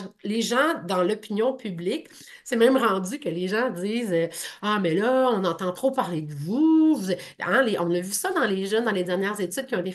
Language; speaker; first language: French; native; French